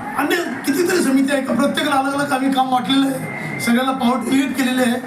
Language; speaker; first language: Marathi; non-native, local second language; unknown